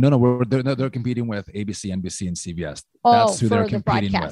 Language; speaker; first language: English; native; English